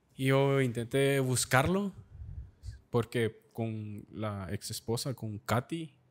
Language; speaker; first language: Spanish; native; Spanish